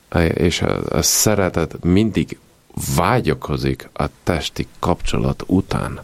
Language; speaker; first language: Hungarian; non-native, fluent; Italian